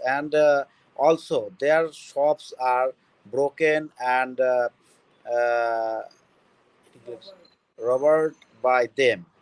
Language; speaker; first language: English; non-native, learner; Bangla